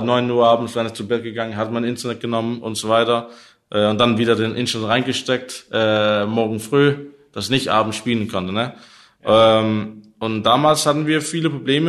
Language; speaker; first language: German; non-native, learner; Danish